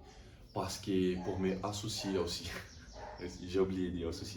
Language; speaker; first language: French; non-native, learner; Portuguese